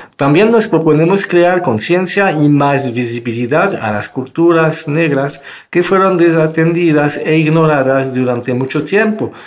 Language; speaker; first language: Spanish; non-native, fluent; French